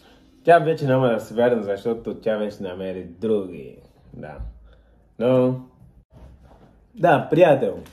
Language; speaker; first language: Bulgarian; non-native, learner; Portuguese